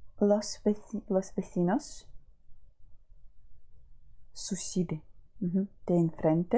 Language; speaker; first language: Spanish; non-native, fluent; Ukrainian